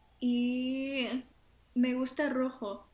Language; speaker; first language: Spanish; early bilingual, heritage; Spanish